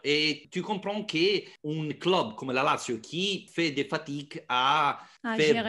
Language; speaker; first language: French; non-native, fluent; Italian